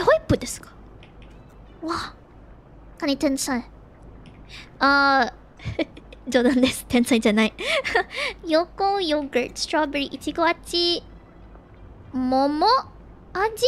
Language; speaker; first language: Japanese; non-native, learner; Filipino